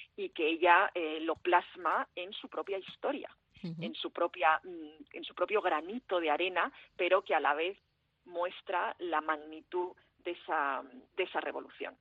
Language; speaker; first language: Spanish; early bilingual, heritage; French